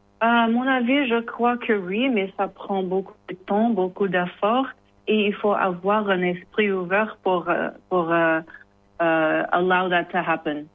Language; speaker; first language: French; non-native, learner; English